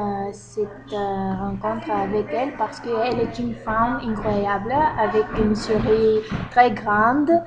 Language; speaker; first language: French; non-native, learner; Bulgarian